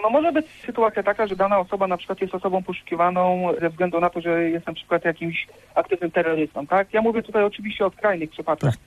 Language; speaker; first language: Polish; native; Polish